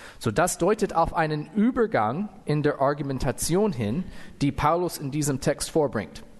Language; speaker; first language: German; non-native, fluent; English